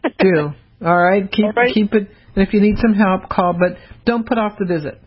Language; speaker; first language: English; native; English